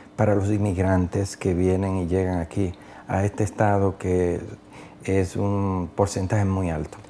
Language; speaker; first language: Spanish; native; Spanish